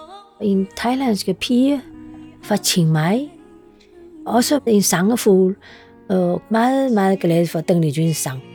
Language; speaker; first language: Danish; non-native, fluent; Chinese